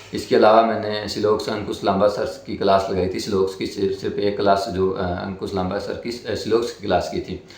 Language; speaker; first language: Hindi; native; Hindi